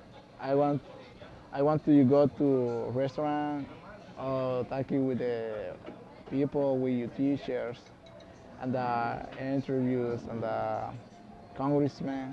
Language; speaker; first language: English; non-native, learner; Spanish